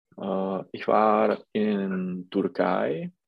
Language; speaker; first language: German; non-native, learner; Czech